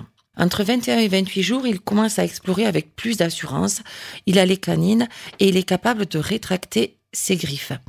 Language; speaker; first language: French; native; French